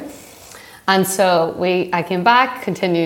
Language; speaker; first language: English; native; English